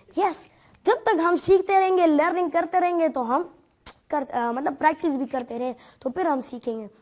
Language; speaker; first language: Urdu; non-native, local second language; Pashto